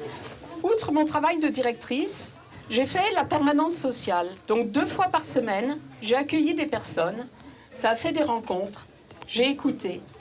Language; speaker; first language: French; native; French